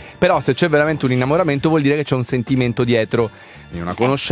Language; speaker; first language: Italian; native; Italian